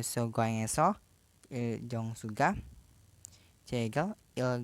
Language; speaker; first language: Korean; non-native, learner; Indonesian